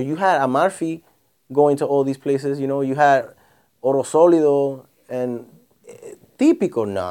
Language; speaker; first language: English; early bilingual, other home language; Spanish